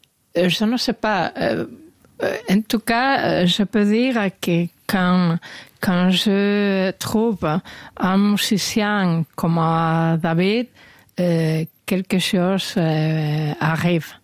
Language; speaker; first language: French; non-native, learner; Spanish